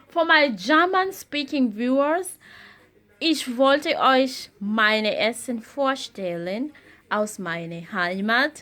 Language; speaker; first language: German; non-native, fluent; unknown